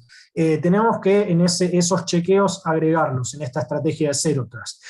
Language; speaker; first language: Spanish; native; Spanish